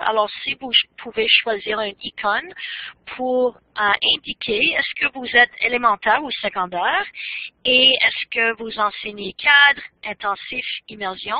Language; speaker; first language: French; non-native, fluent; English